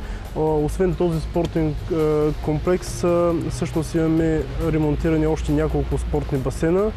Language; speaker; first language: Bulgarian; native; Bulgarian